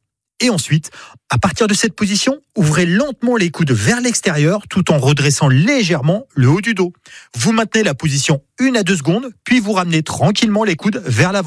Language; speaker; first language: French; native; French